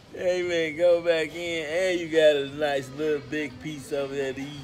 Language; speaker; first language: English; native; English